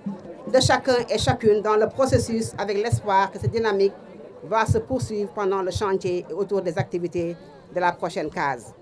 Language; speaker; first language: French; non-native, local second language; Wolof